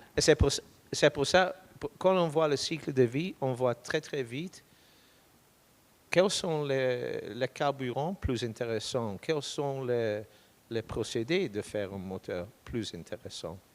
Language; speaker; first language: French; non-native, fluent; English